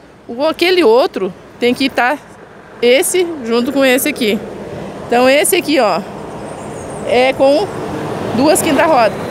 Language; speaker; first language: Portuguese; native; Portuguese